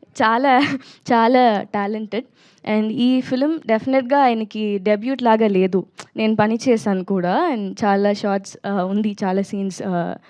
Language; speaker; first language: Telugu; non-native, learner; Tamil